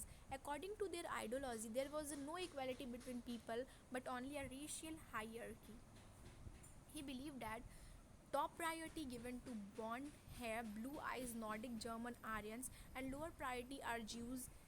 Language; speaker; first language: English; non-native, local second language; Hindi